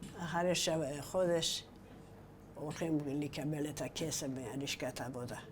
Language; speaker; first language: Hebrew; non-native, learner; Persian